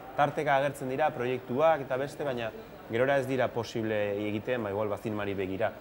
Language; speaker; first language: Basque; native; Basque